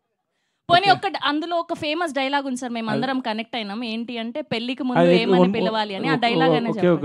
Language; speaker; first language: Telugu; native; Telugu